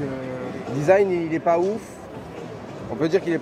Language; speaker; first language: French; native; French